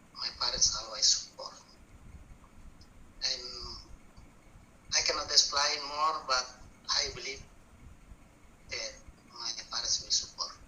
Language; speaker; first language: English; non-native, learner; Buginese